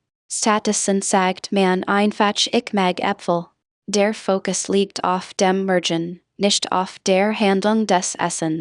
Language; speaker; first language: German; non-native, fluent; English